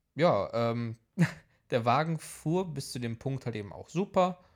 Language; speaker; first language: German; early bilingual, heritage; Polish